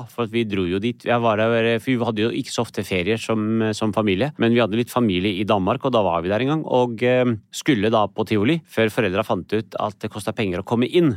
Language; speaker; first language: Norwegian; early bilingual, other home language; Urdu